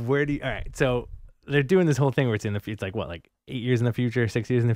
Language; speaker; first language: English; native; English